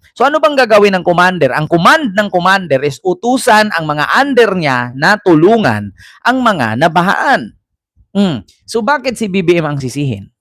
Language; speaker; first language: Filipino; native; Filipino